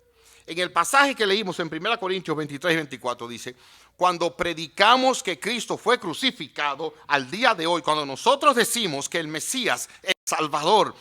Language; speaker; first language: Spanish; native; Spanish